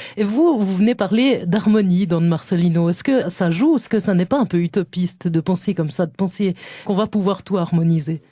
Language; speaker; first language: French; native; French